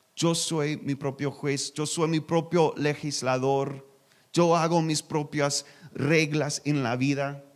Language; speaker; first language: Spanish; non-native, learner; English